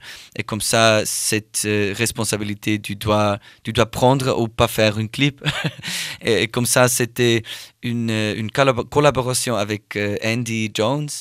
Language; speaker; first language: French; non-native, learner; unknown